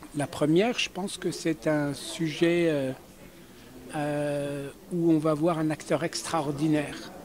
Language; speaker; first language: French; early bilingual, other home language; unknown